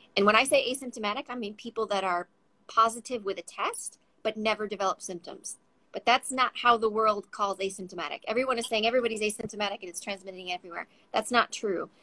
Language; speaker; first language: English; native; English